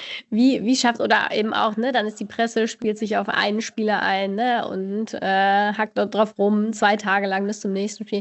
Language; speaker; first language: German; native; German